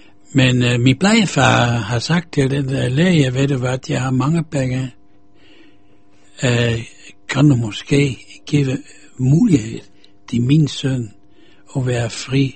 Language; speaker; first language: Danish; non-native, fluent; Dutch